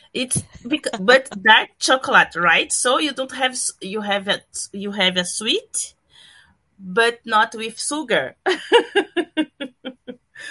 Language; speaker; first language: English; non-native, learner; Portuguese